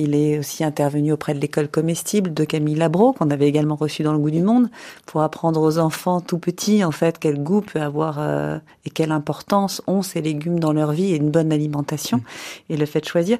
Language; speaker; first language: French; native; French